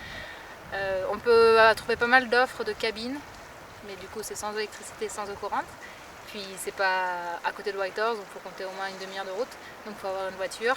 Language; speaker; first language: French; native; French